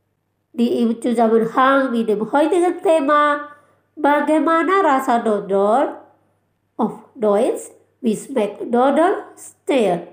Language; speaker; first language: German; non-native, fluent; Indonesian